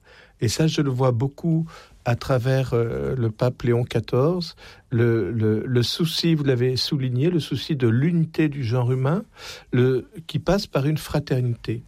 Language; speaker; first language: French; native; French